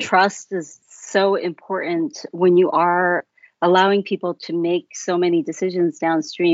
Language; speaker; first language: English; native; English